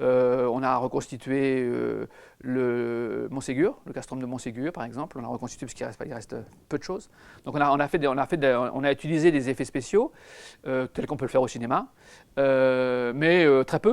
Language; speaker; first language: French; native; French